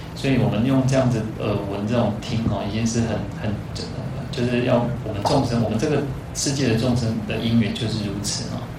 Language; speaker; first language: Chinese; non-native, local second language; Min Nan Chinese